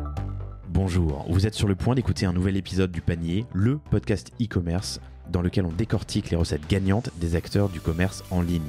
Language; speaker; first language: French; native; French